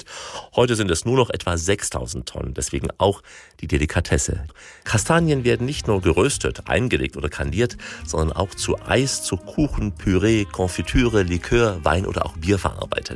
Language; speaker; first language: German; native; German